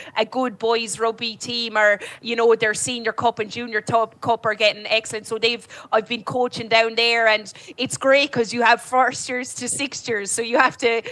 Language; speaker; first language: English; native; English